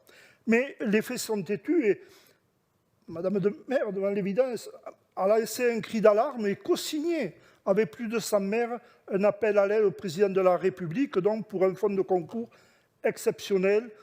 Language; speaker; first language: French; native; French